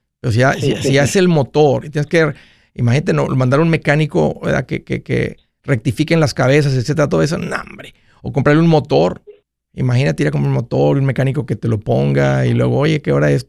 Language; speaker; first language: Spanish; native; Spanish